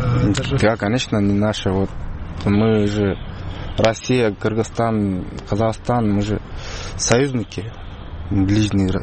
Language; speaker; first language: Russian; non-native, learner; Uzbek